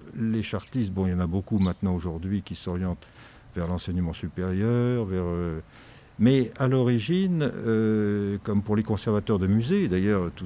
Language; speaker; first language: French; native; French